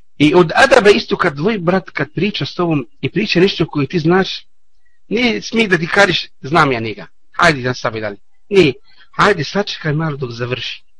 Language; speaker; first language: Bosnian; non-native, learner; Arabic